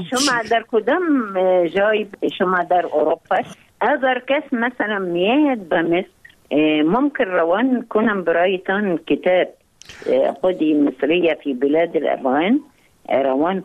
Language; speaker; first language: Persian; non-native, fluent; Arabic